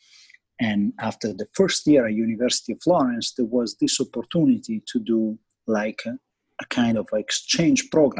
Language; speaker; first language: English; non-native, fluent; Italian